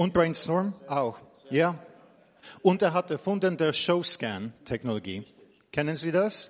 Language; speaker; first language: German; non-native, fluent; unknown